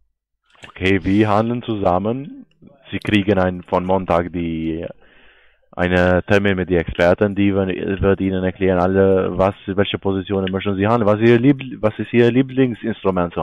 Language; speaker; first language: German; non-native, learner; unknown